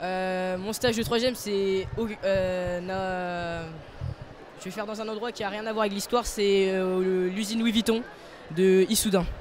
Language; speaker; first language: French; native; French